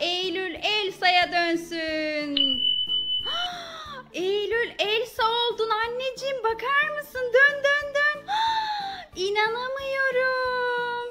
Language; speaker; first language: Turkish; native; Turkish